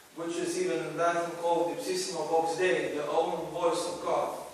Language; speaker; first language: English; non-native, fluent; Lithuanian